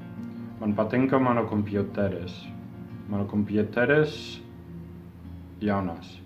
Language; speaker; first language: Lithuanian; non-native, learner; English